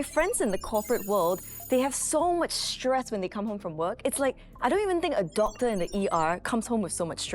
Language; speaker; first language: English; native; English